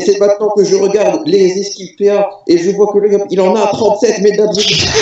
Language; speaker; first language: French; native; French